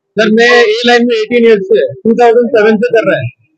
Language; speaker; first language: Hindi; non-native, local second language; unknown